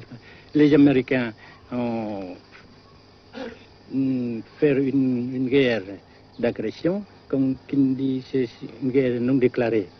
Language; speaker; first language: French; non-native, local second language; Vietnamese